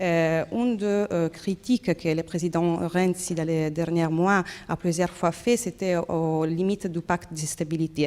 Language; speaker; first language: French; non-native, fluent; Italian